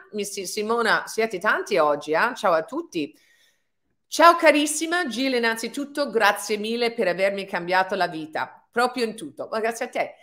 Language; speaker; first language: Italian; non-native, fluent; English